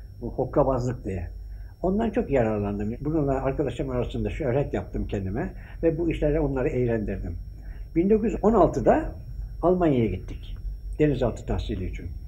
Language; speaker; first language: Turkish; native; Turkish